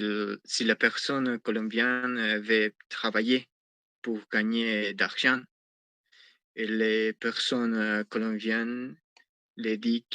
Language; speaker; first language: French; non-native, learner; Spanish